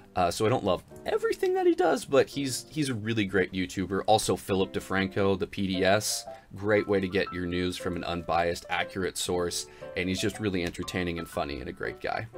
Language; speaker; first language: English; native; English